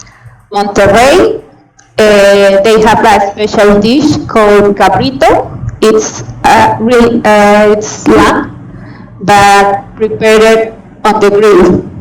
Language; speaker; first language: English; non-native, fluent; Spanish